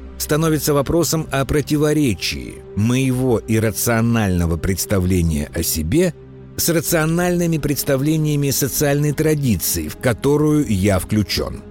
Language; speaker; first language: Russian; native; Russian